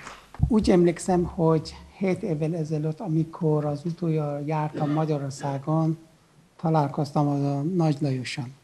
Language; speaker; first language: Hungarian; non-native, learner; Persian